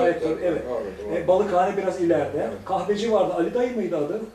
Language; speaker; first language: Turkish; native; Turkish